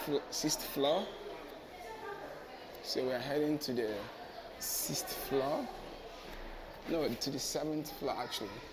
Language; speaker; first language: English; non-native, local second language; Igbo